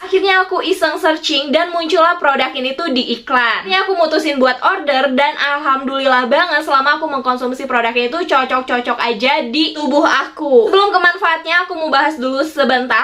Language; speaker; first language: Indonesian; native; Indonesian